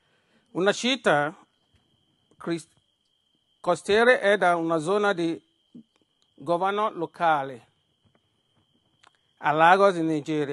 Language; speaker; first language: Italian; non-native, learner; Yoruba